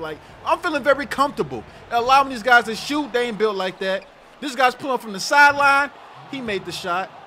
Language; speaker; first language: English; native; English